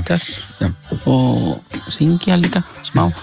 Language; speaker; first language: Icelandic; non-native, learner; Spanish